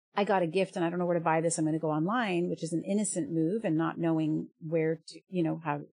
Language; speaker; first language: English; native; English